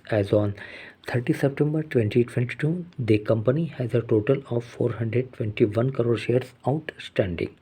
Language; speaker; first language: English; non-native, local second language; Hindi